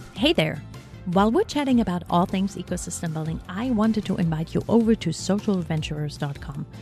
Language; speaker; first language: English; non-native, fluent; German